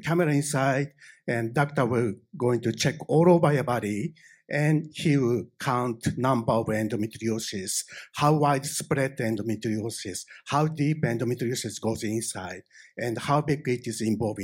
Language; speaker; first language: English; non-native, fluent; Japanese